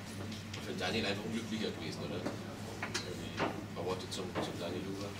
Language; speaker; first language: German; native; German